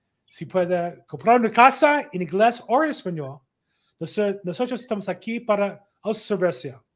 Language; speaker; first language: Spanish; non-native, learner; English